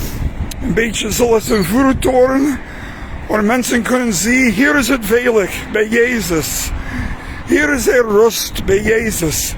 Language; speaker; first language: Dutch; non-native, fluent; English